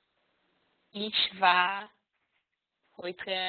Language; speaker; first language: German; non-native, learner; Hebrew